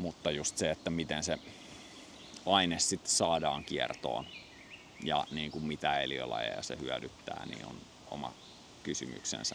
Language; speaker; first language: Finnish; native; Finnish